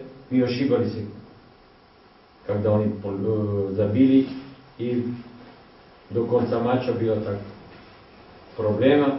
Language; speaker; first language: Russian; non-native, learner; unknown